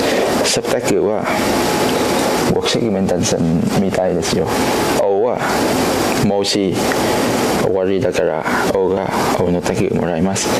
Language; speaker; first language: Japanese; non-native, learner; Cantonese